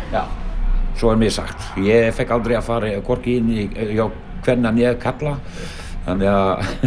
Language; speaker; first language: Icelandic; non-native, fluent; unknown